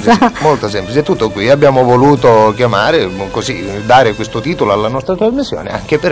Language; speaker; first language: Italian; native; Italian